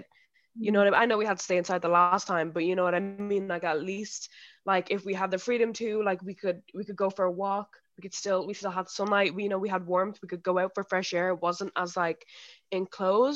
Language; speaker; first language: English; native; English